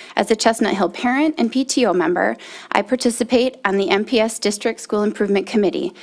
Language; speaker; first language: English; native; English